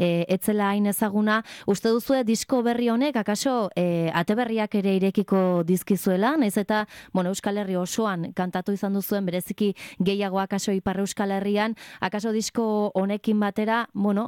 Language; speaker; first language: Basque; native; Basque